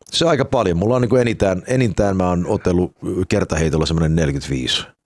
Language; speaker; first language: Finnish; early bilingual, heritage; Finnish